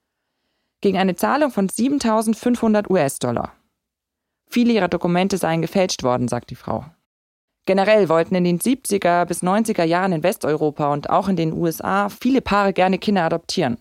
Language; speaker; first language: German; native; German